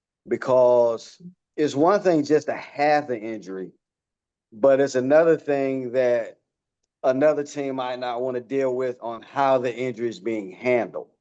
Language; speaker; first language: English; native; English